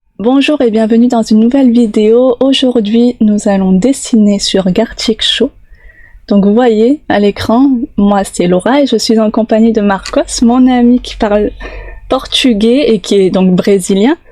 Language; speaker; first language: French; native; French